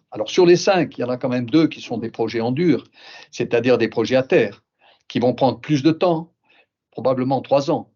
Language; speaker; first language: French; native; French